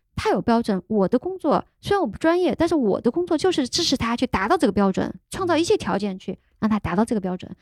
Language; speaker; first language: Chinese; native; Chinese